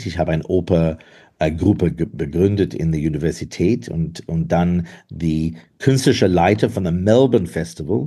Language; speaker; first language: German; non-native, fluent; English